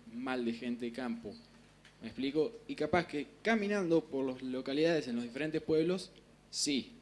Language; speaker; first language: Spanish; native; Spanish